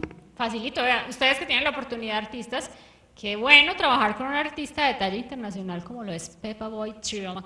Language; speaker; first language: Spanish; native; Spanish